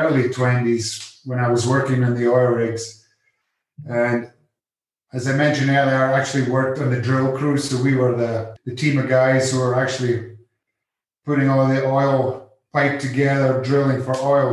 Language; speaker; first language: English; native; English